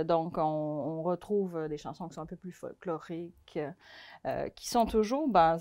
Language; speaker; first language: French; non-native, fluent; Portuguese